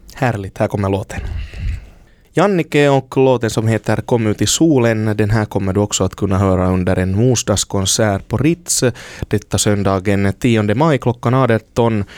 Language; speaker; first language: Swedish; native; Swedish